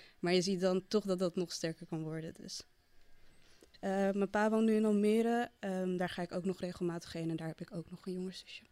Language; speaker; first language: Dutch; native; Dutch